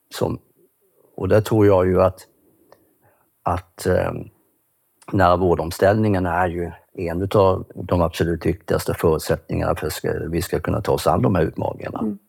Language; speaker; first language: Swedish; native; Swedish